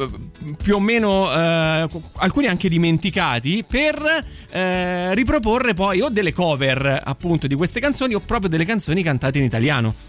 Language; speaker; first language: Italian; native; Italian